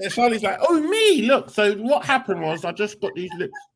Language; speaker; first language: English; native; English